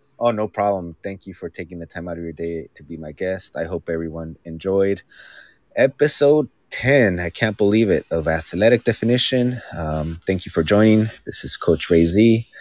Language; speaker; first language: English; native; English